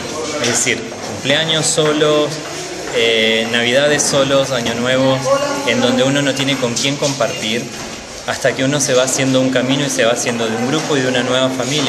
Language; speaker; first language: Spanish; native; Spanish